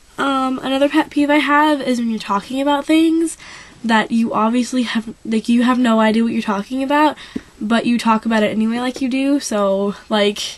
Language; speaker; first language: English; native; English